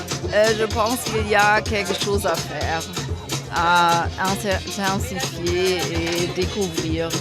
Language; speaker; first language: French; non-native, fluent; German